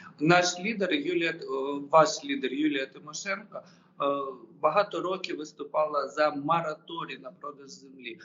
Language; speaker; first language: Ukrainian; native; Ukrainian